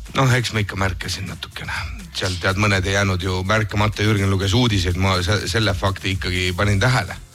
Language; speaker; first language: Estonian; native; Estonian